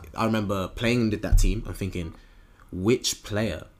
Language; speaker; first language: English; native; English